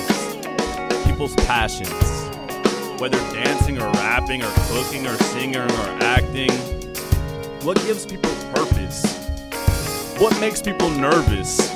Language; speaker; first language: English; native; English